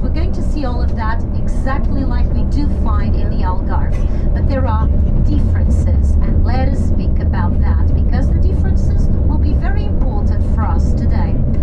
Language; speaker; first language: English; non-native, fluent; Portuguese